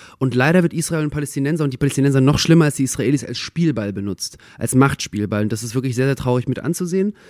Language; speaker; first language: German; early bilingual, other home language; Russian